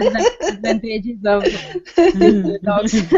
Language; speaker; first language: English; non-native, learner; Hungarian